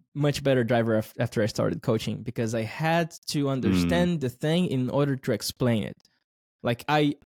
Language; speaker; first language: English; non-native, fluent; Portuguese